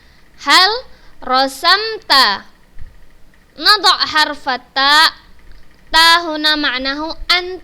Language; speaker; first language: Arabic; non-native, fluent; Indonesian